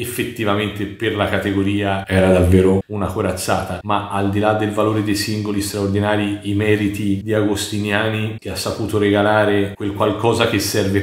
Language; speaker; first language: Italian; native; Italian